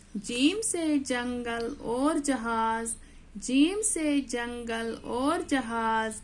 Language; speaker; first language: Hindi; non-native, local second language; Kashmiri